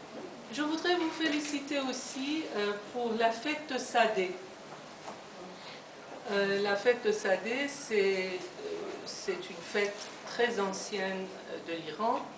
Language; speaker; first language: French; non-native, fluent; Persian